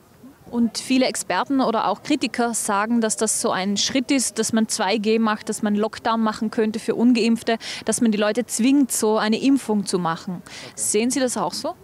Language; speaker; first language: German; native; German